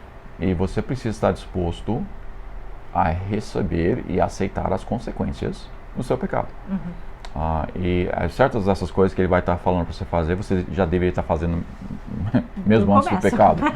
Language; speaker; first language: Portuguese; non-native, fluent; English